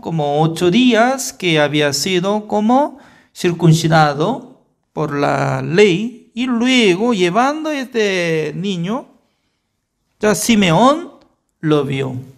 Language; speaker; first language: Spanish; non-native, fluent; Korean